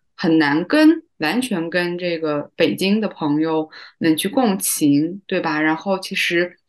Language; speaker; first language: Chinese; native; Chinese